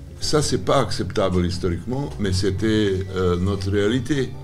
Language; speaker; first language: French; non-native, learner; Serbian